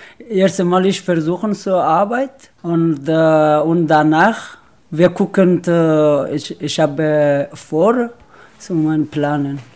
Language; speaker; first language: German; non-native, learner; Persian